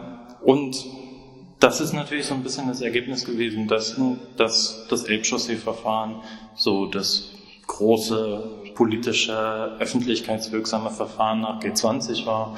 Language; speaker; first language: German; native; German